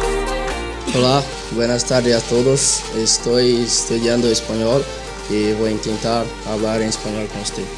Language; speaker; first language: Spanish; non-native, learner; Portuguese